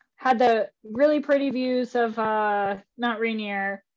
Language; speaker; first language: English; native; English